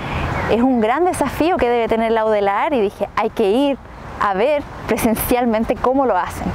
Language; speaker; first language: Spanish; native; Spanish